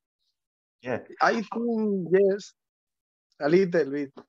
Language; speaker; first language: English; non-native, learner; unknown